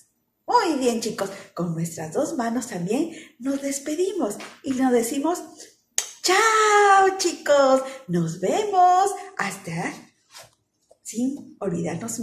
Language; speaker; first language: Spanish; native; Spanish